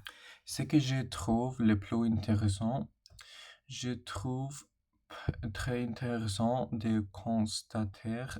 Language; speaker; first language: French; non-native, learner; English